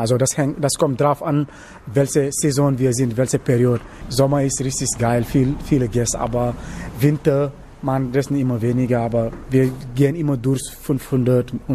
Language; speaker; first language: German; non-native, learner; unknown